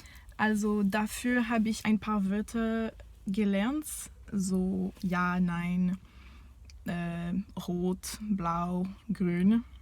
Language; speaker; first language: German; non-native, fluent; French